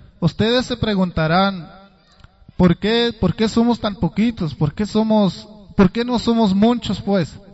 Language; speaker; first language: Spanish; non-native, local second language; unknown